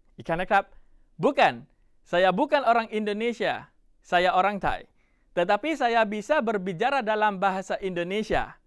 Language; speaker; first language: Indonesian; non-native, fluent; Thai